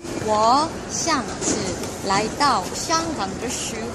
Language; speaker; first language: Chinese; non-native, learner; Korean